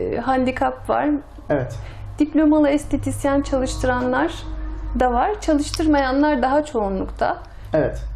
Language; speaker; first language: Turkish; native; Turkish